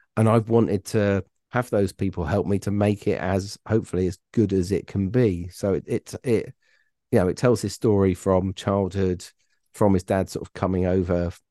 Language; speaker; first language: English; native; English